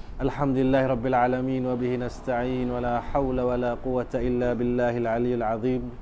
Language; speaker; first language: Malay; native; Malay